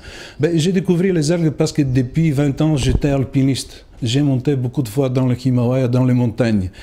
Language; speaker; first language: French; non-native, learner; Bulgarian